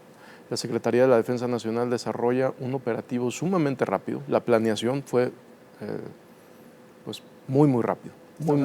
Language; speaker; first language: Spanish; native; Spanish